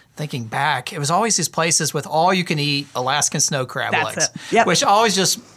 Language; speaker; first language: English; native; English